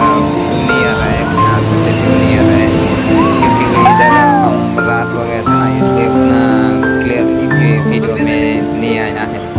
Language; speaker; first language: Hindi; non-native, local second language; Assamese